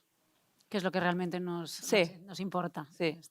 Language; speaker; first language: Spanish; native; Spanish